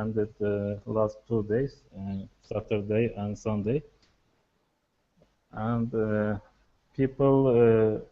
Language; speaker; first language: English; non-native, learner; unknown